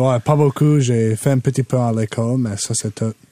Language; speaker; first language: French; non-native, local second language; English